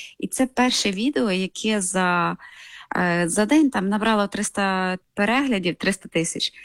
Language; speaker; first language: Ukrainian; native; Ukrainian